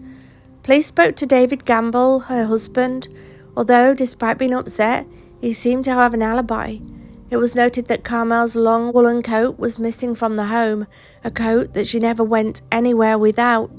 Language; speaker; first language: English; native; English